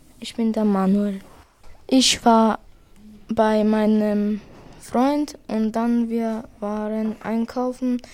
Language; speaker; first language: German; early bilingual, other home language; Serbian